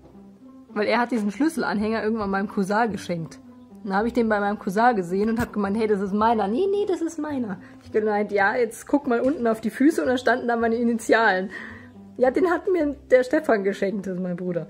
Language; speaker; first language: German; native; German